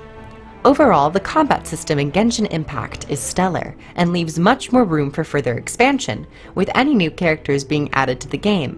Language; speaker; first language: English; native; English